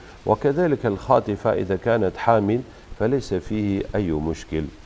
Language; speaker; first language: Arabic; native; Arabic